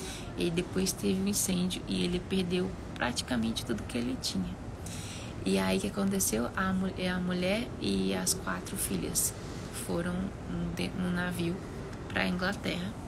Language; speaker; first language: Portuguese; native; Portuguese